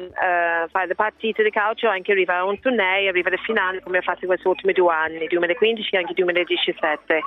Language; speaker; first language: Italian; non-native, learner; English